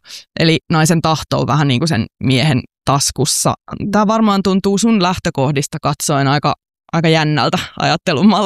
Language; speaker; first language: Finnish; native; Finnish